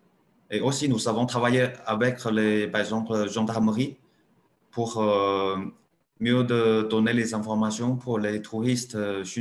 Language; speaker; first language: French; non-native, learner; Chinese